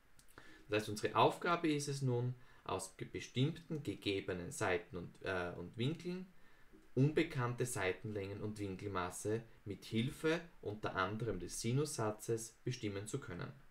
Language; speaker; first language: German; native; German